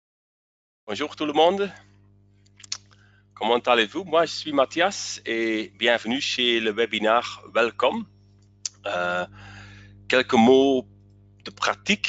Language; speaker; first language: French; non-native, local second language; Dutch